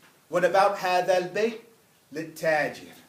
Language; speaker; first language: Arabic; non-native, fluent; English